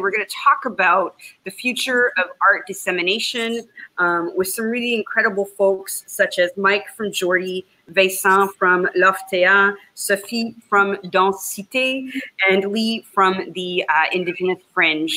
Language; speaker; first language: English; native; English